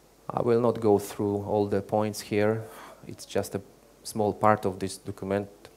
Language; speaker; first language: English; non-native, fluent; Polish